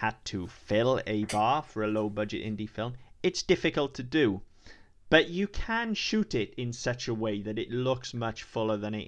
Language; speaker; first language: English; native; English